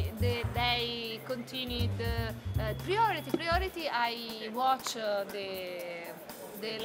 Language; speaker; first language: English; non-native, learner; Italian